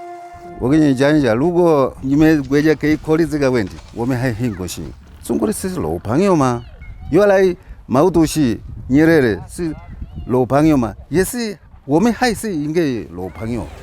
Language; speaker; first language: Chinese; non-native, learner; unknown